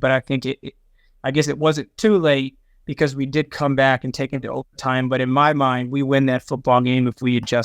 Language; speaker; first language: English; native; English